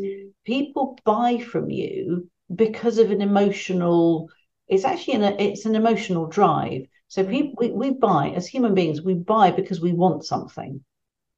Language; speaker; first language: English; native; English